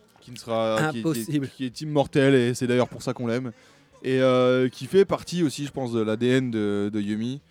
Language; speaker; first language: French; native; French